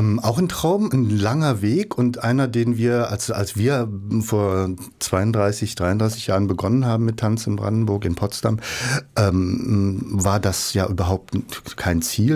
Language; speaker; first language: German; native; German